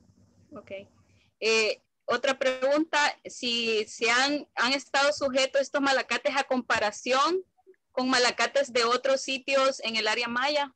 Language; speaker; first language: Spanish; native; Spanish